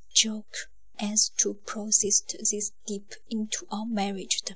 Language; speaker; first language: English; non-native, learner; Chinese